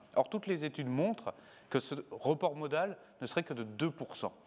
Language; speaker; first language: French; native; French